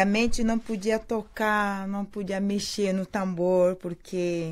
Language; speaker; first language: Portuguese; non-native, fluent; Mandingo